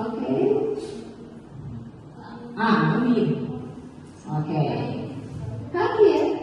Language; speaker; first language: English; non-native, learner; Indonesian